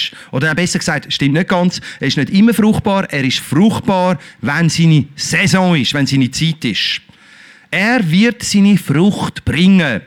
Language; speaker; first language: German; native; German